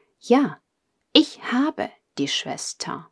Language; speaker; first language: German; non-native, fluent; Russian